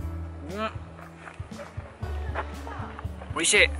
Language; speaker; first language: Japanese; non-native, fluent; Indonesian